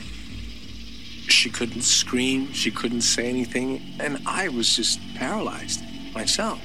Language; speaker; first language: English; native; English